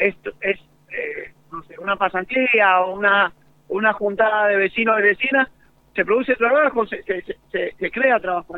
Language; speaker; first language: Spanish; native; Spanish